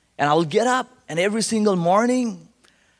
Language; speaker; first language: English; non-native, local second language; Bangla